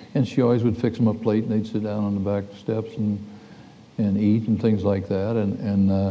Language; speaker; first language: English; native; English